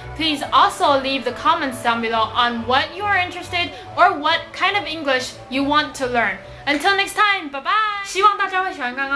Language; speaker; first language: English; non-native, fluent; Chinese